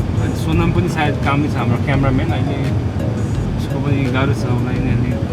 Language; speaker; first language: Nepali; non-native, local second language; Gurung